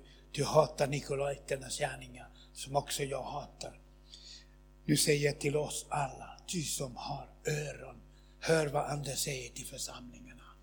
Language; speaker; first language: Swedish; non-native, fluent; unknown